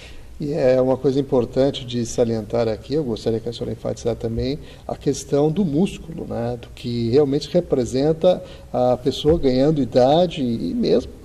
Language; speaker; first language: Portuguese; native; Portuguese